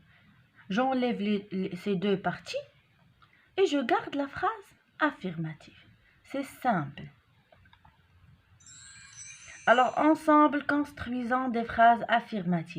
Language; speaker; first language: French; non-native, local second language; Arabic